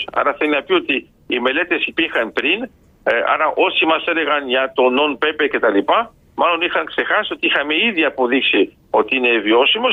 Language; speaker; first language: Greek; early bilingual, heritage; Greek